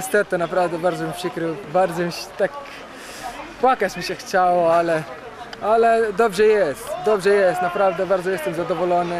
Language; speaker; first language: Polish; non-native, learner; Arabic